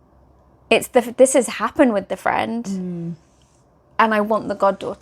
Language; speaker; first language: English; native; English